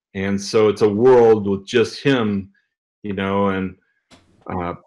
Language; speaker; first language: English; native; English